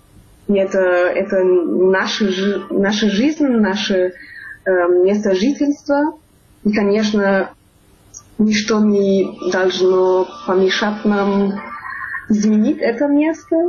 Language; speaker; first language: Russian; non-native, fluent; German